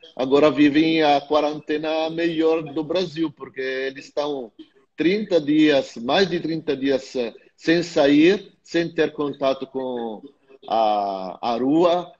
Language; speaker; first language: Portuguese; non-native, fluent; Italian